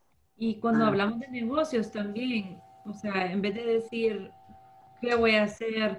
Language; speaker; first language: Spanish; early bilingual, heritage; Spanish